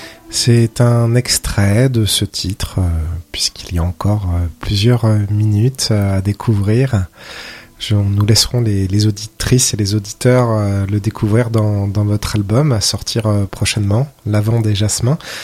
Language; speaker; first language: French; native; French